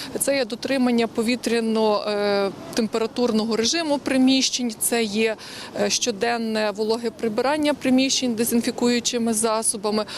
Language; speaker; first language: Ukrainian; native; Ukrainian